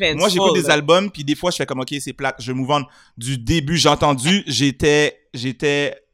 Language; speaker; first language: French; native; French